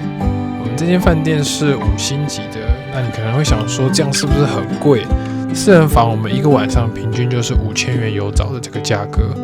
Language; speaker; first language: Chinese; native; Chinese